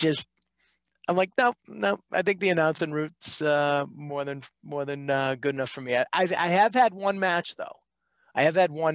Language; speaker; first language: English; native; English